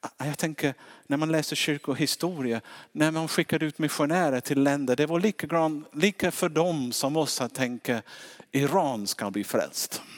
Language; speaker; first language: Swedish; non-native, fluent; English